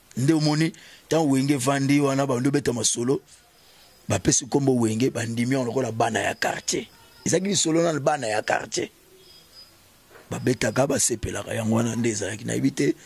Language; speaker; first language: Lingala; native; Lingala